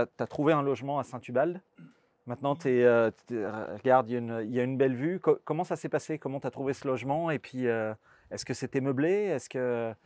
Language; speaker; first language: French; native; French